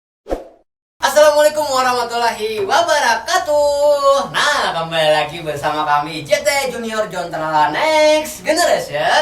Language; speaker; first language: Indonesian; non-native, local second language; Banjar